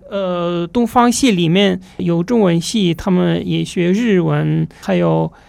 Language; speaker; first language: Chinese; non-native, fluent; Russian